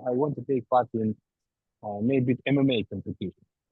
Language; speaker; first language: English; non-native, learner; Ukrainian